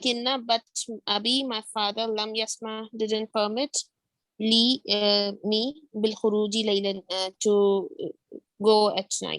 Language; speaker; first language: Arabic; non-native, learner; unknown